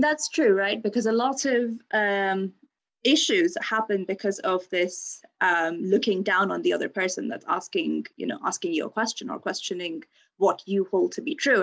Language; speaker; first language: English; non-native, local second language; Bangla